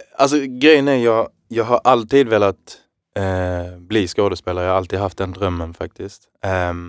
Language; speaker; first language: Swedish; early bilingual, other home language; Arabic